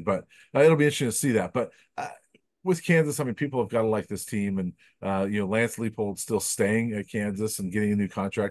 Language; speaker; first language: English; native; English